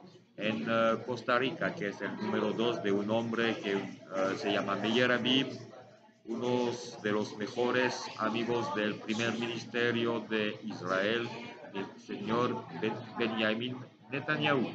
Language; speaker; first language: Spanish; non-native, learner; French